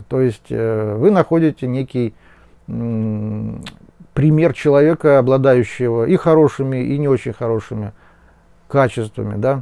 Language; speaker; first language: Russian; native; Russian